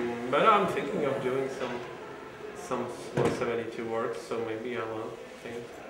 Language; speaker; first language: English; non-native, fluent; Polish